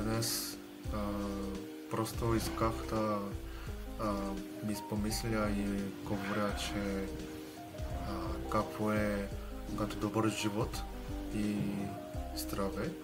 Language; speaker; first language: Bulgarian; non-native, learner; Korean